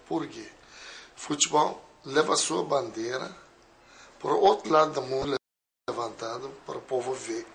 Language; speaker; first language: Portuguese; non-native, fluent; Persian